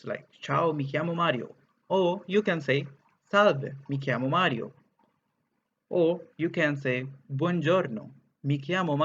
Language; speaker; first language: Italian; non-native, fluent; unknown